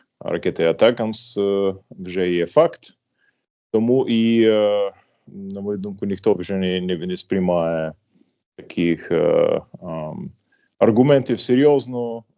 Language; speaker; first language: Ukrainian; non-native, fluent; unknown